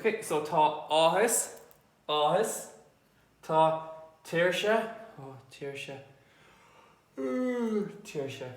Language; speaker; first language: Irish; non-native, fluent; English